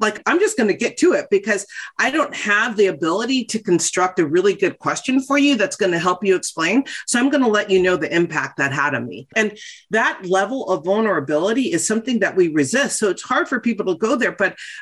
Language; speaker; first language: English; native; English